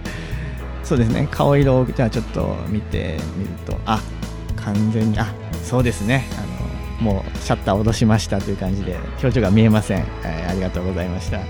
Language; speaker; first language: Japanese; native; Japanese